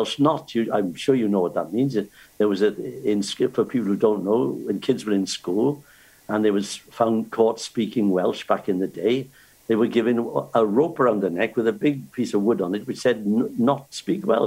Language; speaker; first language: English; native; English